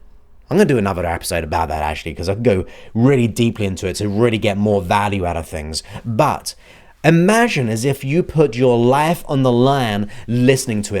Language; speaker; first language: English; native; English